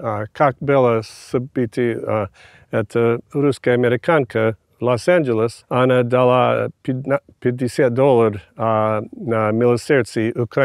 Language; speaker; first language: Russian; non-native, fluent; English